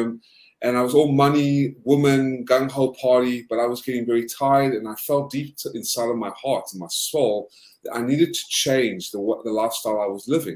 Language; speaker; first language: English; native; English